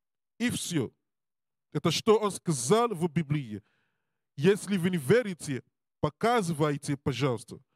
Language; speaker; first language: Russian; non-native, learner; English